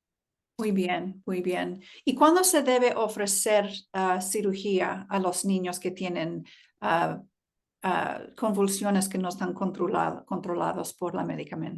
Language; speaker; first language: Spanish; early bilingual, heritage; Spanish